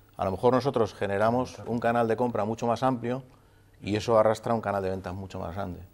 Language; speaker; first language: Spanish; native; Spanish